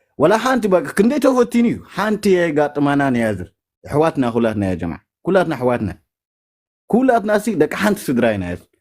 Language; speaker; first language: Tigrinya; native; Tigrinya